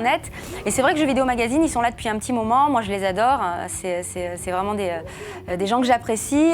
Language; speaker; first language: French; native; French